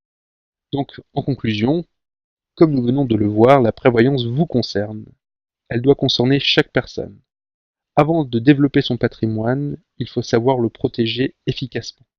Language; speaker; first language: French; native; French